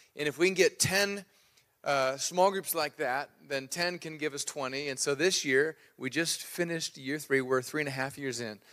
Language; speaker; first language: English; native; English